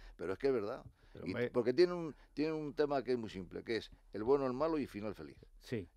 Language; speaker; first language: Spanish; native; Spanish